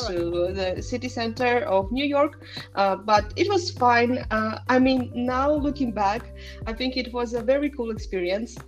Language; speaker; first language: English; non-native, fluent; Estonian